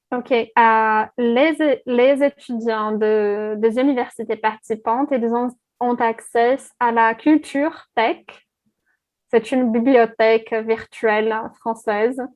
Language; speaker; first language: French; non-native, fluent; Portuguese